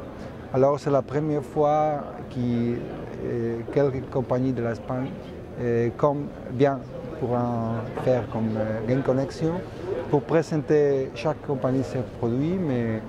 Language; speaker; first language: French; non-native, fluent; Spanish